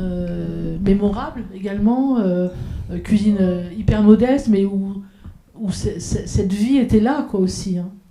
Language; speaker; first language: French; native; French